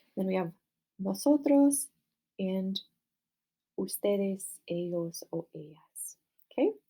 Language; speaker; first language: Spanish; non-native, fluent; English